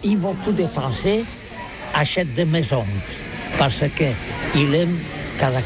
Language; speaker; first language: French; non-native, learner; Catalan